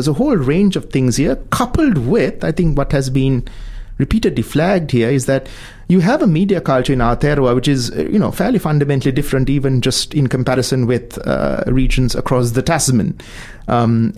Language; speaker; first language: English; non-native, local second language; Sinhala